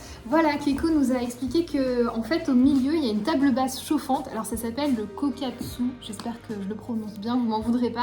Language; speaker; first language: French; native; French